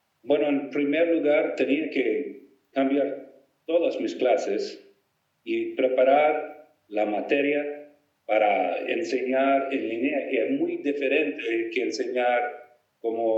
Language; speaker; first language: Spanish; non-native, fluent; English